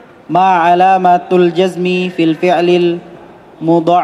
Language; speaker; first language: Arabic; non-native, learner; Indonesian